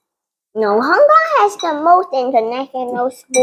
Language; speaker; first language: English; non-native, local second language; Cantonese